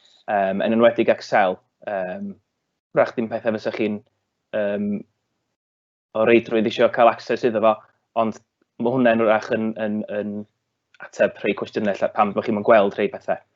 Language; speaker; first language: Welsh; native; Welsh